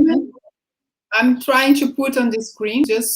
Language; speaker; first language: English; non-native, fluent; Portuguese